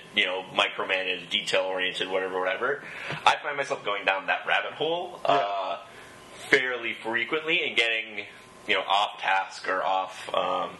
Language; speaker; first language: English; native; English